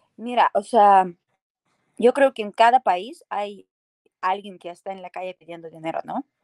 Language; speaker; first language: Spanish; non-native, fluent; Ukrainian